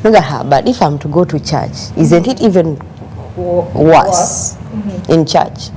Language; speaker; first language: English; non-native, local second language; Ganda